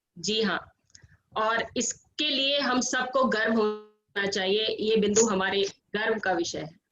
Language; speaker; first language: Hindi; native; Hindi